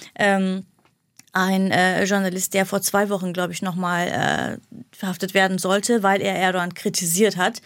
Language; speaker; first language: German; non-native, fluent; Kurdish